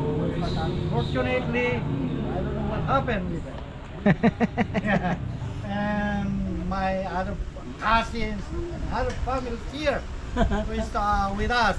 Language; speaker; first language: English; non-native, local second language; Filipino